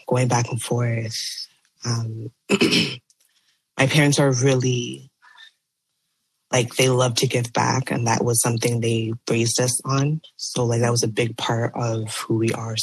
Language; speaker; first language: English; native; English